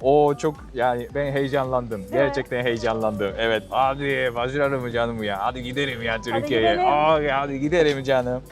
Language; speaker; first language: Turkish; non-native, fluent; Japanese